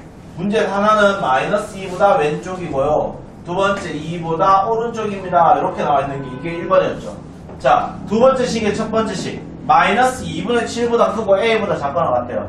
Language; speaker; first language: Korean; native; Korean